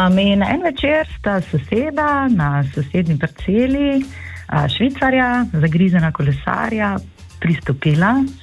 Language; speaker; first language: Slovenian; native; Slovenian